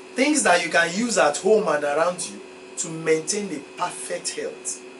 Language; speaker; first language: English; non-native, local second language; Yoruba